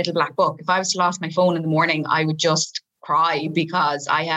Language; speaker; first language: English; native; English